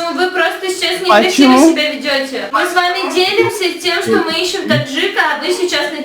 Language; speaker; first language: Russian; native; Russian